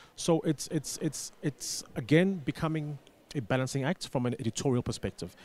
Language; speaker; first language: English; non-native, local second language; Xhosa